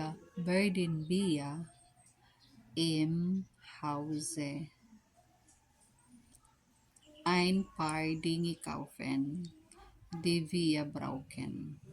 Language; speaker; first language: German; non-native, learner; Filipino